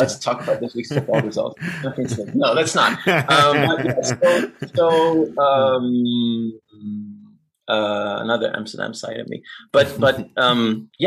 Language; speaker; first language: English; non-native, fluent; Dutch